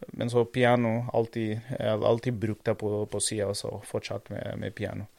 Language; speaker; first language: Norwegian; non-native, fluent; Portuguese